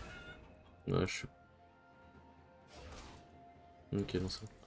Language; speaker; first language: French; native; French